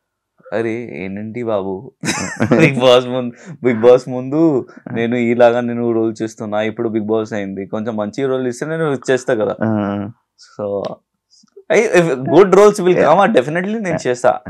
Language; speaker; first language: Telugu; non-native, local second language; Hindi